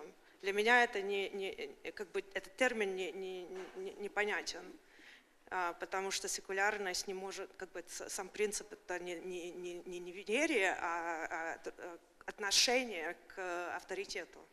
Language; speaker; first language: Russian; early bilingual, heritage; Russian